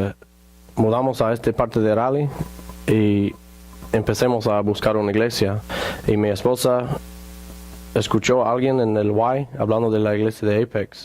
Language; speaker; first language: Spanish; non-native, fluent; English